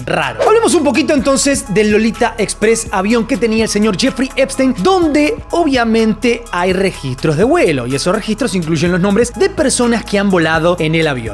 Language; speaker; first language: Spanish; native; Spanish